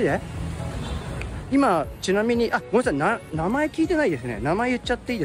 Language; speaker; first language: Japanese; native; Japanese